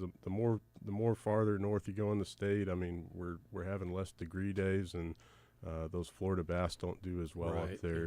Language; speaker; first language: English; native; English